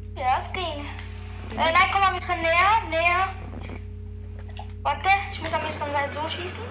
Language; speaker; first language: German; non-native, fluent; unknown